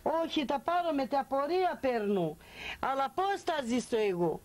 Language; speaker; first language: Greek; non-native, local second language; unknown